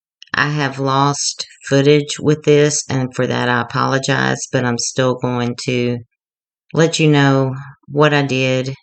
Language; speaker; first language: English; native; English